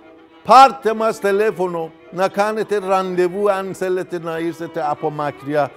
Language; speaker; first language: Greek; non-native, fluent; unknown